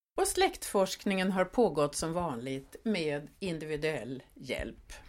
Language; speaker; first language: Swedish; native; Swedish